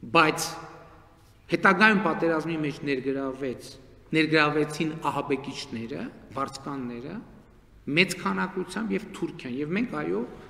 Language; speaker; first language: Armenian; native; Armenian